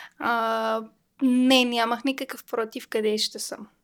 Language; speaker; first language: Bulgarian; non-native, learner; Persian